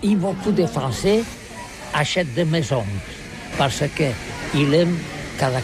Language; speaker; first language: French; non-native, learner; Catalan